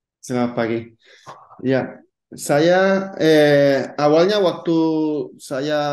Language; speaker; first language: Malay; non-native, fluent; Spanish